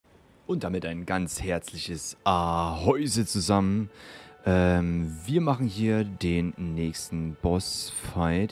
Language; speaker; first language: German; native; German